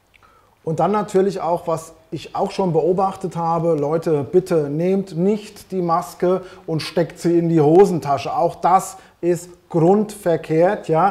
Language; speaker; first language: German; native; German